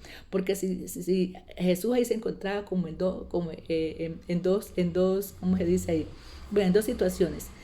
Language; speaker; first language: Spanish; native; Spanish